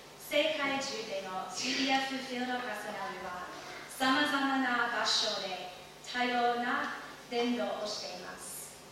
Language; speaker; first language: Japanese; non-native, fluent; English